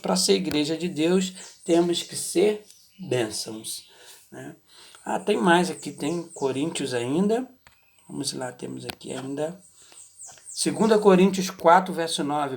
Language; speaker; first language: Portuguese; native; Portuguese